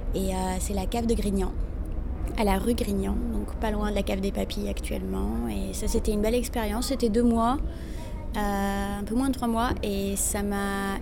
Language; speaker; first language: French; non-native, local second language; Arabic